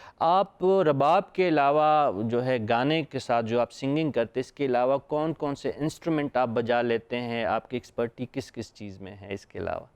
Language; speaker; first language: Urdu; non-native, local second language; Pashto